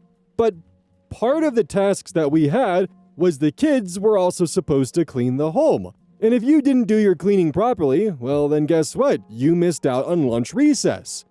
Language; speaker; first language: English; native; English